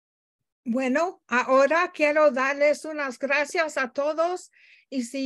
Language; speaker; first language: Spanish; non-native, learner; English